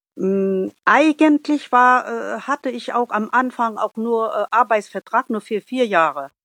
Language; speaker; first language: German; non-native, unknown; Vietnamese